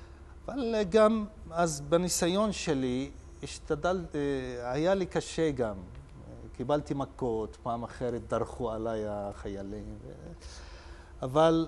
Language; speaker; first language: Hebrew; non-native, local second language; Arabic